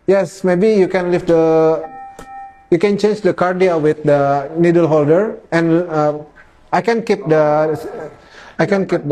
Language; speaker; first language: English; non-native, local second language; Indonesian